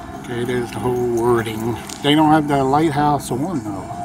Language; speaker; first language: English; native; English